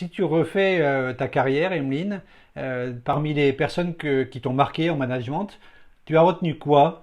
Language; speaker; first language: French; native; French